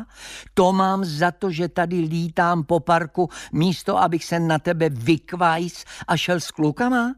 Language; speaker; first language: Czech; native; Czech